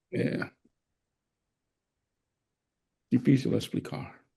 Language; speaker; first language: Portuguese; non-native, fluent; English